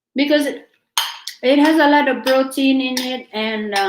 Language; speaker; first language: English; non-native, local second language; Filipino